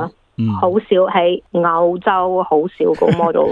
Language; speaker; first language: Cantonese; early bilingual, heritage; English